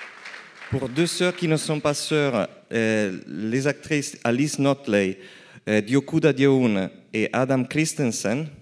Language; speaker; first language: French; native; French